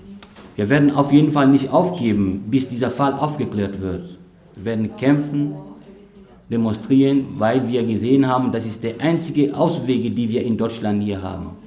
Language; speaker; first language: German; non-native, fluent; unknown